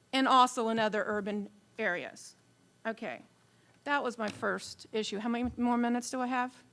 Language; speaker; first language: English; native; English